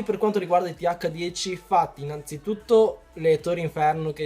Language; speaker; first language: Italian; early bilingual, other home language; Chinese